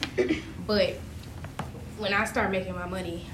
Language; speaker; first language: English; native; English